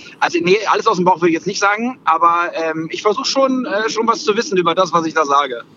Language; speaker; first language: German; native; German